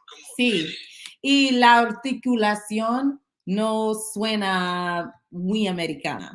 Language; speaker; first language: Spanish; non-native, learner; English